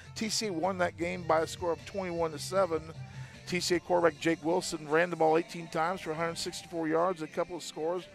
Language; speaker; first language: English; native; English